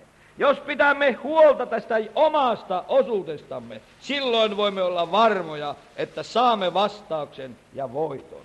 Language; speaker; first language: Finnish; native; Finnish